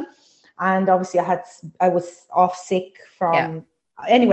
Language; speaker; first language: English; non-native, fluent; Italian